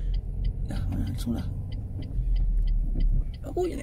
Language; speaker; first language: French; native; French